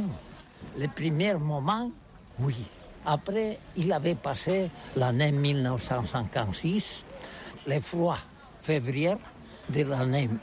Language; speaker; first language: French; non-native, learner; Catalan